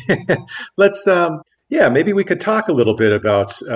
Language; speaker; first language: English; native; English